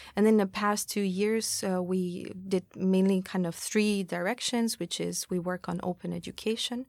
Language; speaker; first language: English; non-native, fluent; German